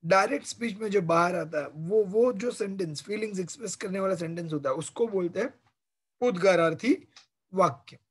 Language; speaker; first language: Hindi; non-native, local second language; Marathi